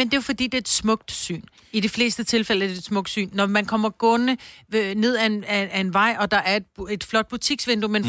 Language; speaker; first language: Danish; native; Danish